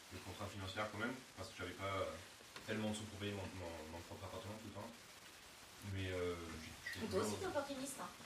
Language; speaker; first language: French; non-native, fluent; German